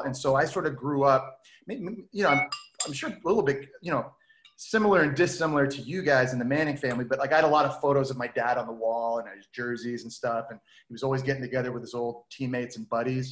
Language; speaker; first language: English; native; English